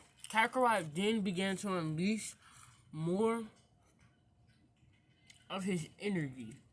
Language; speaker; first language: English; native; English